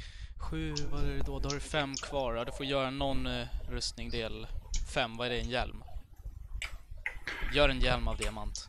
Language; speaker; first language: Swedish; native; Swedish